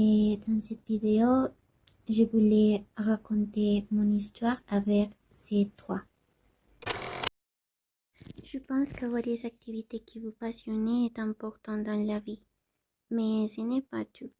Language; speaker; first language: French; non-native, learner; Spanish